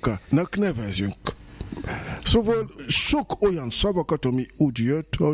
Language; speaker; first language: Hungarian; non-native, fluent; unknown